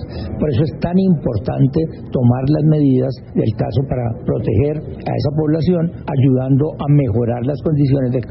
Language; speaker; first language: Spanish; native; Spanish